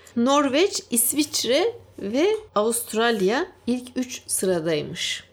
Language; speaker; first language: Turkish; native; Turkish